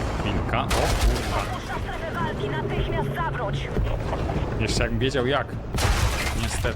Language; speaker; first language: Polish; native; Polish